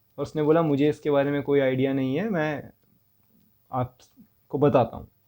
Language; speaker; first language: Hindi; native; Hindi